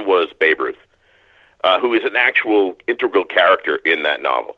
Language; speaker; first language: English; native; English